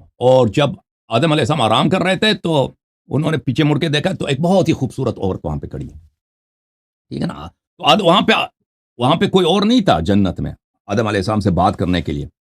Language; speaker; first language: Urdu; non-native, fluent; Persian